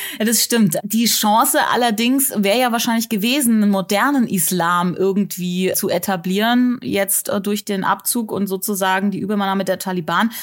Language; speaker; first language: German; native; German